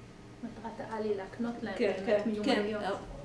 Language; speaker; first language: Hebrew; native; Hebrew